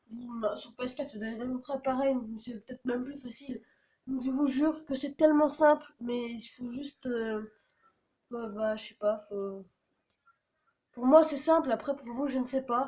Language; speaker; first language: French; native; French